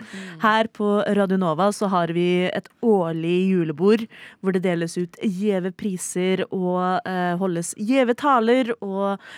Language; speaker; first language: Norwegian; native; Norwegian